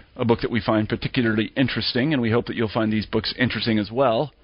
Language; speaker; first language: English; native; English